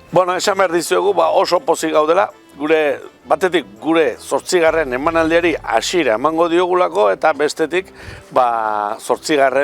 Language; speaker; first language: Basque; native; Basque